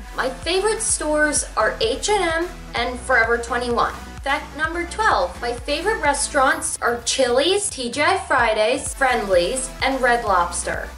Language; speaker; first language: English; native; English